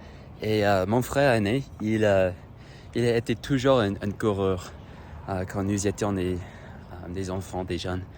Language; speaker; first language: French; non-native, fluent; English